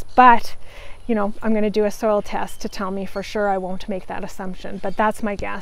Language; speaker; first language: English; native; English